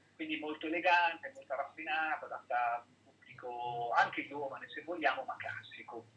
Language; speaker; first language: Italian; native; Italian